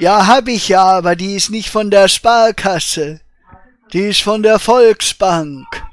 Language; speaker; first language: German; native; German